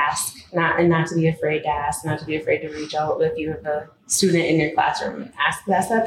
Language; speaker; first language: English; native; English